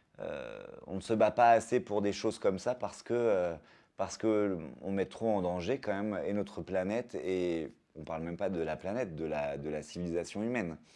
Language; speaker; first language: French; native; French